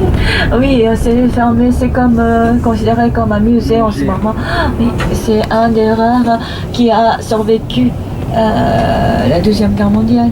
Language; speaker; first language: French; non-native, fluent; Japanese